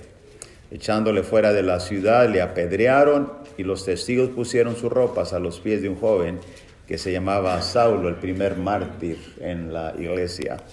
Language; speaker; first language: Spanish; native; Spanish